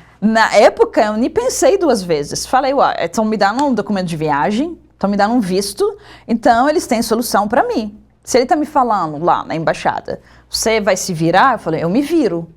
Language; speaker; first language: Portuguese; non-native, fluent; Arabic